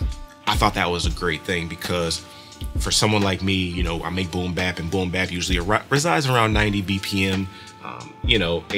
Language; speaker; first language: English; native; English